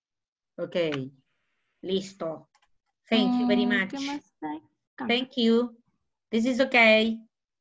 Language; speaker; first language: English; non-native, fluent; Spanish